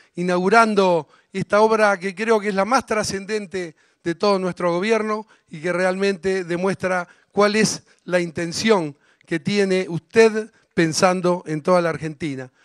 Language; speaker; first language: Spanish; native; Spanish